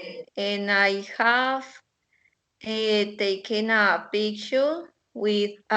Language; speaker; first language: English; non-native, learner; Spanish